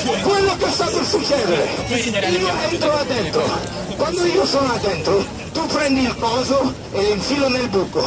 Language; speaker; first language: Italian; non-native, fluent; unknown